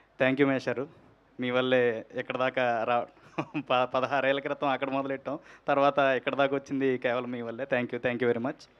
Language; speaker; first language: Telugu; native; Telugu